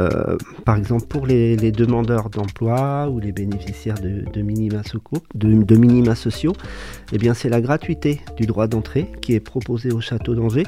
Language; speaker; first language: French; native; French